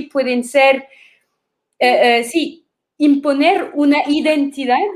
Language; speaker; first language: Spanish; non-native, fluent; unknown